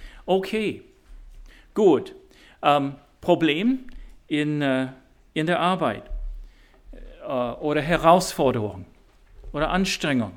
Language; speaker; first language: German; non-native, fluent; English